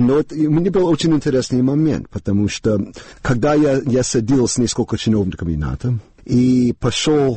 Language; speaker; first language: Russian; non-native, learner; English